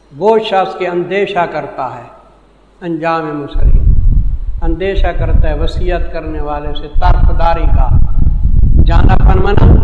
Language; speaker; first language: Urdu; non-native, local second language; Saraiki